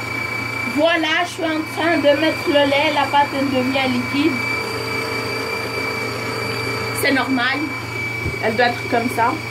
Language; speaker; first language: French; non-native, fluent; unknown